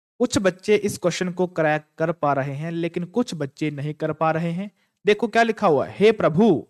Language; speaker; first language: Hindi; native; Hindi